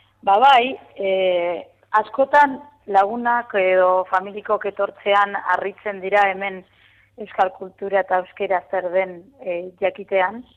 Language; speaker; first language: Basque; non-native, fluent; Spanish